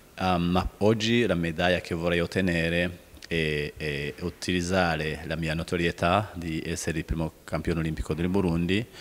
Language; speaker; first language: Italian; non-native, fluent; Rundi